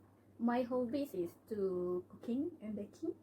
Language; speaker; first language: English; non-native, local second language; Iban